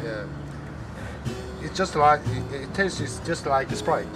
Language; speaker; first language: English; non-native, learner; Korean